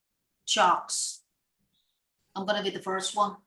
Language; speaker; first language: English; non-native, fluent; Vietnamese